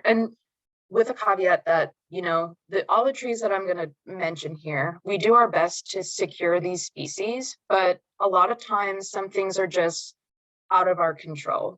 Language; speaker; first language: English; native; English